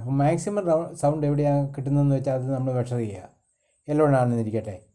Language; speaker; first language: Malayalam; native; Malayalam